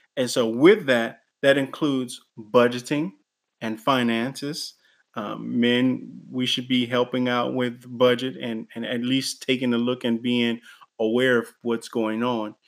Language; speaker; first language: English; native; English